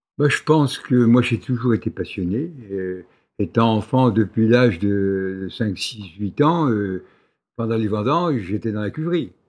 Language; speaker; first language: French; native; French